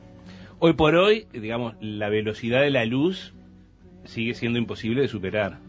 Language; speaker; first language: Spanish; native; Spanish